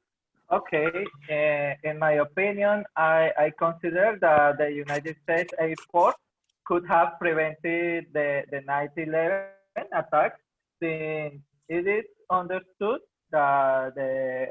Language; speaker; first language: English; non-native, learner; Spanish